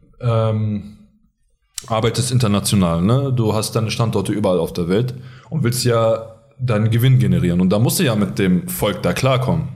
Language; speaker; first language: German; early bilingual, other home language; Arabic